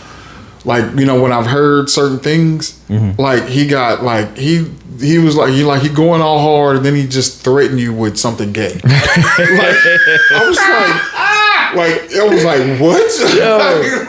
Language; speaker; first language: English; native; English